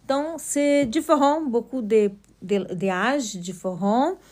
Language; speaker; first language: French; non-native, learner; Portuguese